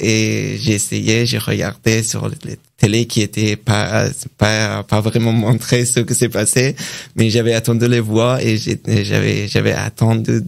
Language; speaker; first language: French; non-native, learner; Persian